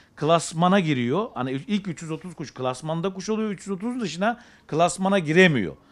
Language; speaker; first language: Turkish; native; Turkish